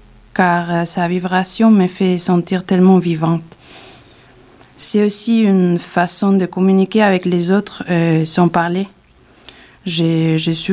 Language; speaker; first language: French; non-native, fluent; Spanish